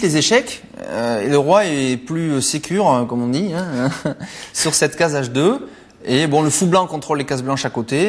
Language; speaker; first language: French; native; French